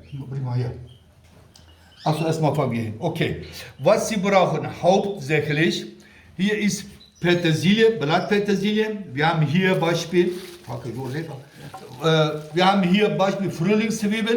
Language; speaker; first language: German; non-native, local second language; Kurdish